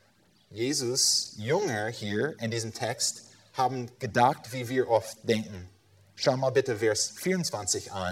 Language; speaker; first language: German; non-native, fluent; English